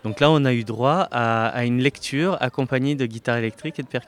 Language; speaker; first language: French; native; French